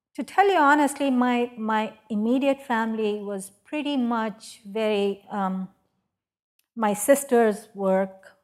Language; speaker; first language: English; non-native, local second language; Urdu